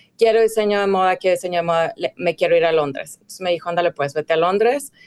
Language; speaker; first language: Spanish; native; Spanish